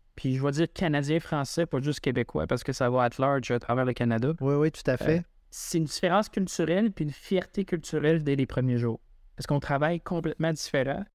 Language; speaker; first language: French; native; French